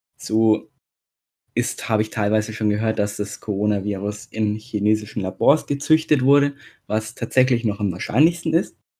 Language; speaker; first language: German; native; German